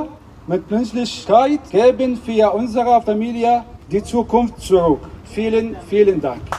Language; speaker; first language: German; non-native, learner; Arabic